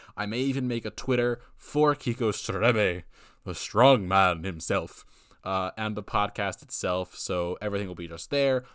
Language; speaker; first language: English; native; English